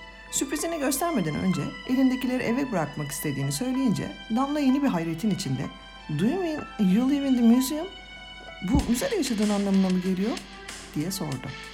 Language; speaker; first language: Turkish; native; Turkish